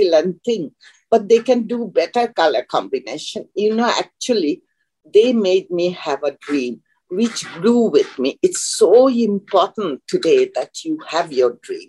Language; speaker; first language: English; non-native, local second language; Bangla